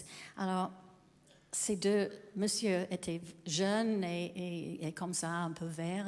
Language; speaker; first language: French; non-native, fluent; English